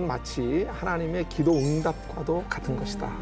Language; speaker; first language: Korean; native; Korean